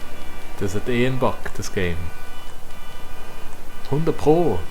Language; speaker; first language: German; native; German